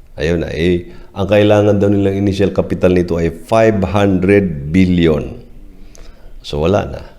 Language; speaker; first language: Filipino; non-native, local second language; Cebuano